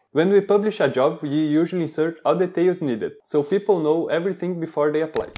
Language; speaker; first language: English; non-native, learner; Portuguese